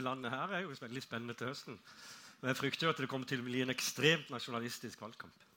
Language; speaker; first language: Norwegian; native; Norwegian